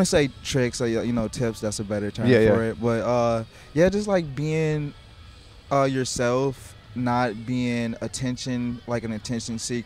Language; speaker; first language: English; native; English